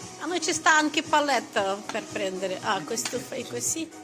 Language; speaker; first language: Italian; non-native, learner; Ukrainian